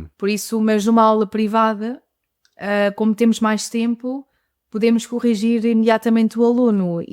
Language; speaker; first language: Portuguese; native; Portuguese